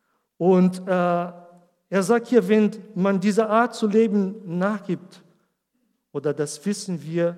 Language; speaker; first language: German; non-native, learner; Portuguese